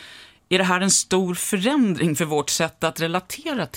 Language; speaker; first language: Swedish; native; Swedish